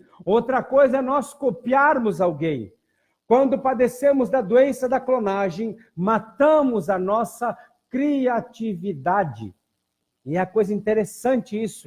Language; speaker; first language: Portuguese; native; Portuguese